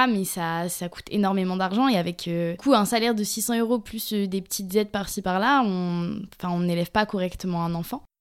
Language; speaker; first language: French; native; French